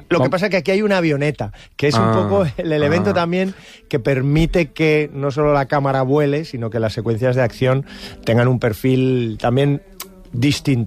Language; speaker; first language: Spanish; native; Spanish